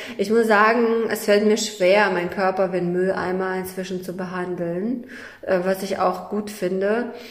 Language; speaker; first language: German; early bilingual, other home language; Russian